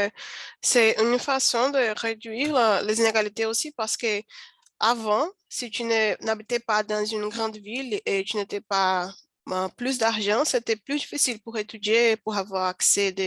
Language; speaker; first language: French; non-native, learner; Portuguese